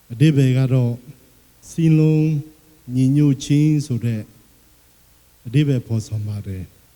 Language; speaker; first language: Burmese; non-native, local second language; Akha